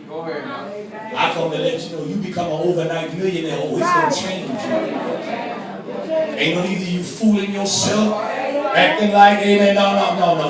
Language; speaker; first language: English; native; English